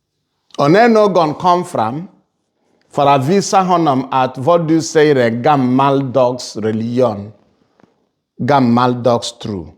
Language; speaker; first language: Swedish; non-native, fluent; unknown